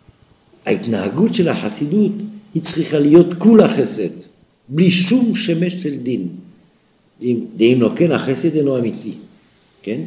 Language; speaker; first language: Hebrew; non-native, fluent; French